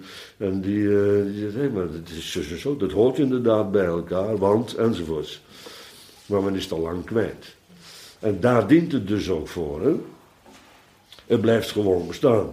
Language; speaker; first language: Dutch; native; Dutch